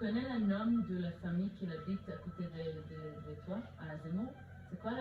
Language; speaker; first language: French; early bilingual, heritage; Hebrew